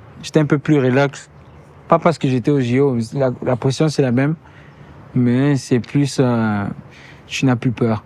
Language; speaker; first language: French; early bilingual, heritage; Lingala